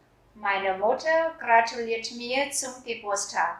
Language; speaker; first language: German; non-native, fluent; Vietnamese